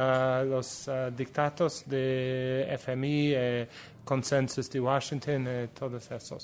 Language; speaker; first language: Spanish; non-native, learner; English